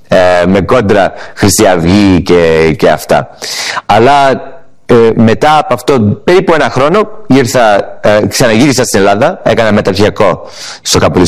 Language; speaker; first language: Greek; early bilingual, heritage; English